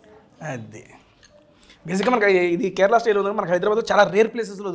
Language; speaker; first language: Telugu; native; Telugu